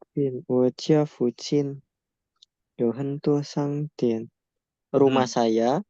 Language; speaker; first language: Chinese; non-native, learner; Indonesian